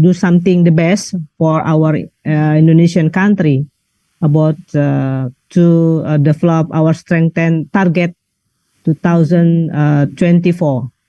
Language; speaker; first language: English; non-native, learner; Indonesian